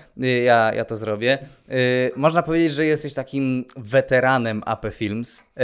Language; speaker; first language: Polish; native; Polish